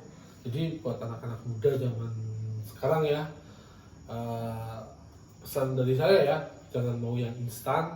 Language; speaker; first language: Indonesian; native; Indonesian